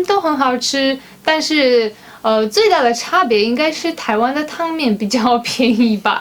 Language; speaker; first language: Chinese; non-native, fluent; Polish